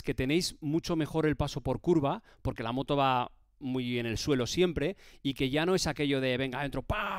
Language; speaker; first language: Spanish; native; Spanish